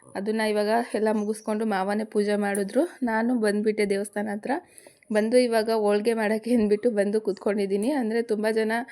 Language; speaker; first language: Kannada; non-native, local second language; Lambadi